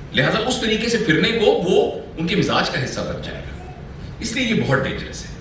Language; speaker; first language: Urdu; non-native, local second language; Punjabi